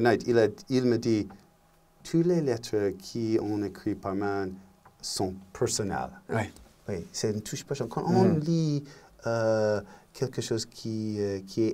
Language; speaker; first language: French; non-native, learner; English